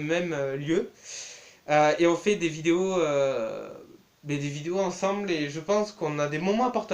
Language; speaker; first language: French; native; French